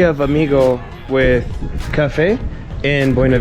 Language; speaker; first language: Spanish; non-native, learner; English